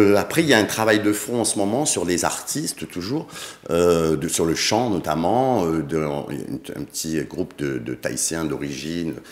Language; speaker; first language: French; native; French